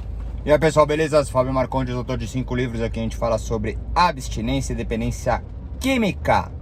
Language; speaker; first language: Portuguese; native; Portuguese